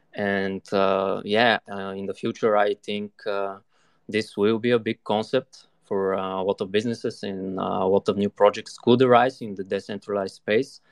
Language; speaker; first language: English; non-native, fluent; Bulgarian